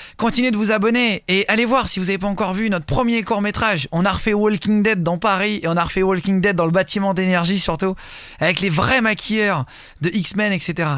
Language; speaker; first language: French; native; French